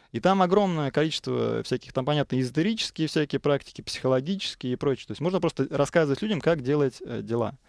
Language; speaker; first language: Russian; native; Russian